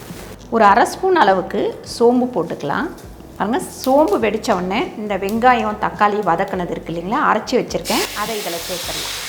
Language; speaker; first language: Tamil; native; Tamil